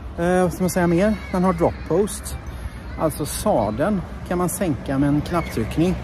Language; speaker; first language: Swedish; native; Swedish